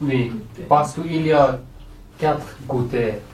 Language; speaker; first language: French; non-native, learner; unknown